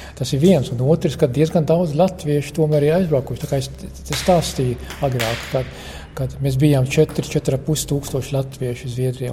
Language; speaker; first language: Latvian; early bilingual, heritage; Latvian